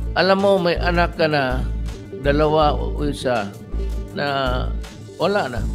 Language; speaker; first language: Filipino; non-native, local second language; Cebuano